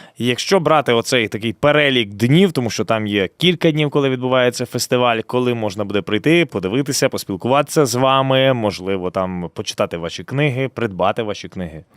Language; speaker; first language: Ukrainian; native; Ukrainian